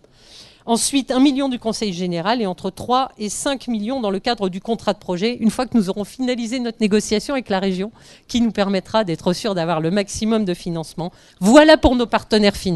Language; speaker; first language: French; native; French